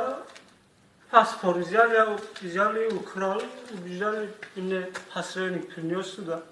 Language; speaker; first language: Russian; non-native, learner; Tajik